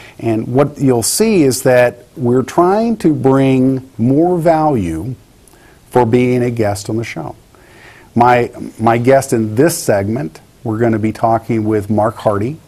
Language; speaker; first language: English; native; English